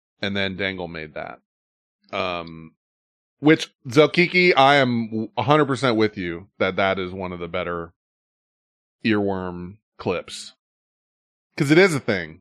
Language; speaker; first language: English; native; English